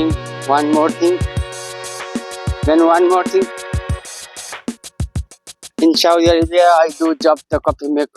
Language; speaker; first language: English; non-native, learner; Nepali